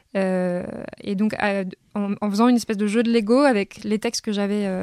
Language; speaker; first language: French; native; French